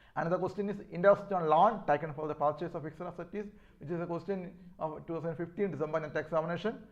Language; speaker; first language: English; non-native, local second language; Malayalam